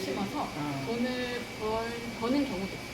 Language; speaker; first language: Korean; native; Korean